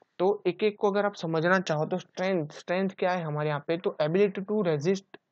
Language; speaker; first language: Hindi; non-native, local second language; Gujarati